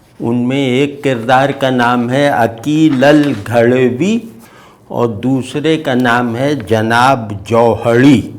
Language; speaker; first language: Urdu; native; Urdu